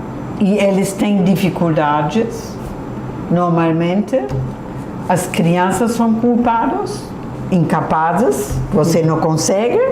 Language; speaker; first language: Portuguese; non-native, fluent; German